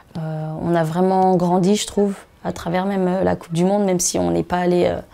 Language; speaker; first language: French; native; French